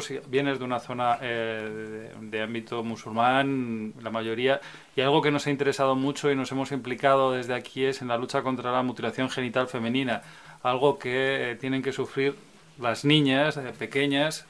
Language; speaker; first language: Spanish; native; Spanish